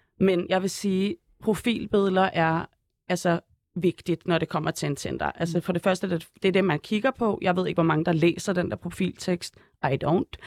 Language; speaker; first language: Danish; early bilingual, other home language; Arabic